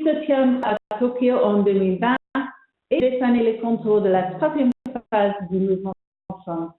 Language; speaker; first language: French; non-native, fluent; English